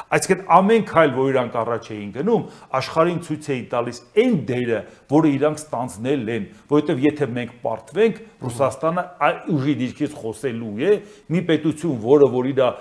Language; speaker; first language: Armenian; native; Armenian